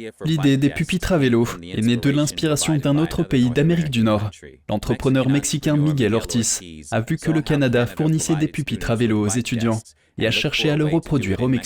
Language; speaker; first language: French; native; French